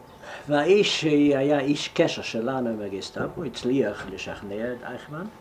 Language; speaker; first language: Hebrew; non-native, fluent; German